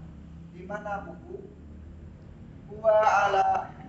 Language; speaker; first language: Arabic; non-native, learner; Indonesian